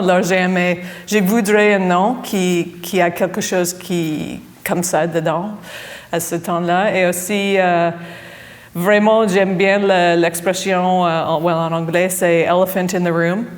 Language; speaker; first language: French; non-native, fluent; English